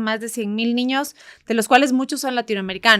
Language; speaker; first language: Spanish; native; Spanish